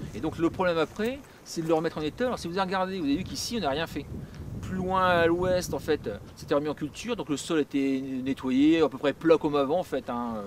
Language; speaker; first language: French; native; French